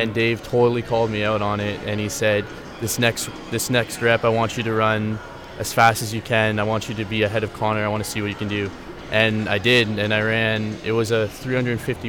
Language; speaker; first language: English; native; English